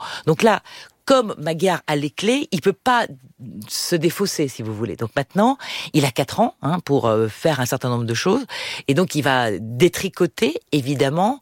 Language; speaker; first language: French; native; French